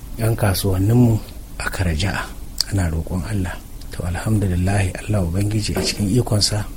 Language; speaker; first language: Hausa; native; Hausa